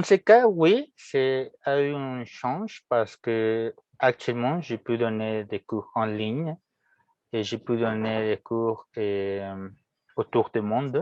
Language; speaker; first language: French; non-native, fluent; Spanish